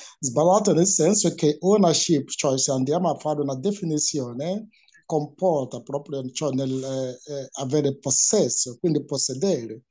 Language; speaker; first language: Italian; non-native, fluent; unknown